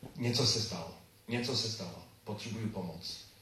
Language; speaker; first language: Czech; non-native, learner; English